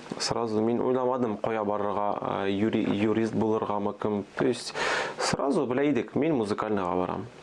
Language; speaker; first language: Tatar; early bilingual, other home language; Armenian